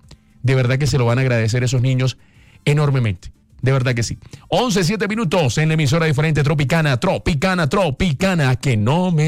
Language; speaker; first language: Spanish; native; Spanish